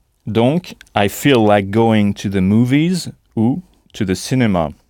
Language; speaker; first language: English; non-native, fluent; French